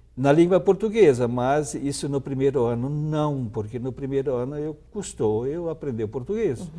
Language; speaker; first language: Portuguese; non-native, local second language; German